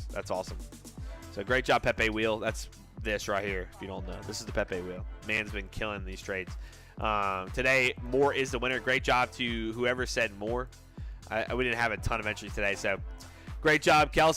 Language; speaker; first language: English; native; English